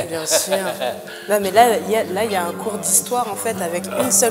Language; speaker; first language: French; native; French